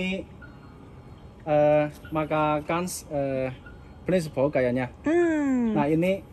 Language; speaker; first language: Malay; non-native, learner; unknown